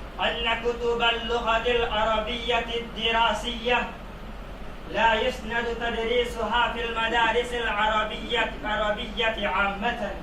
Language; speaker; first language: Arabic; non-native, learner; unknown